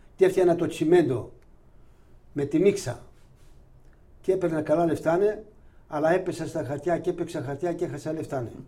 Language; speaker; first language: Greek; non-native, local second language; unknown